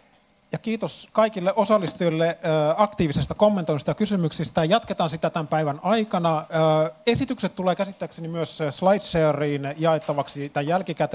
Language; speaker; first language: Finnish; native; Finnish